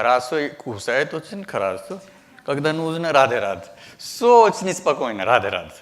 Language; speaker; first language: Russian; non-native, learner; Hindi